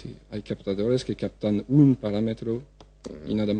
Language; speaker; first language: Spanish; non-native, fluent; French